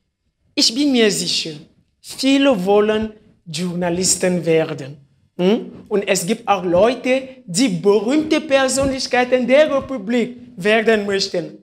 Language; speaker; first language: German; non-native, fluent; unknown